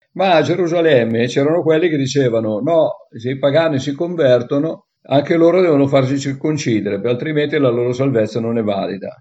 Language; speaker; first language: Italian; native; Italian